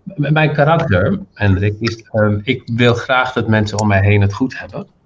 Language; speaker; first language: Dutch; non-native, fluent; Arabic